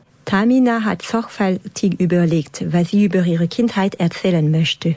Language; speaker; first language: German; native; German